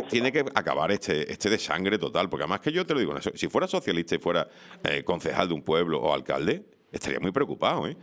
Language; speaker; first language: Spanish; native; Spanish